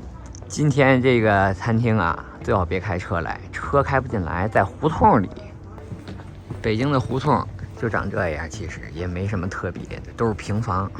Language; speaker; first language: Chinese; native; Chinese